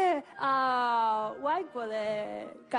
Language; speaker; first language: Chinese; non-native, learner; Spanish